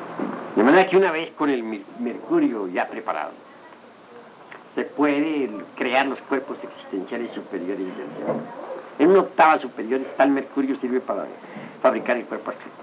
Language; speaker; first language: Spanish; native; Spanish